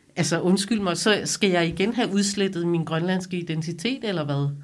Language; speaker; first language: Danish; non-native, local second language; Kalaallisut